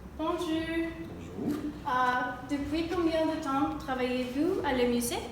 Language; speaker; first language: French; non-native, learner; Spanish